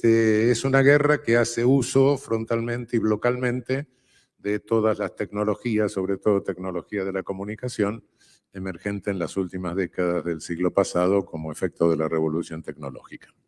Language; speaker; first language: Spanish; native; Spanish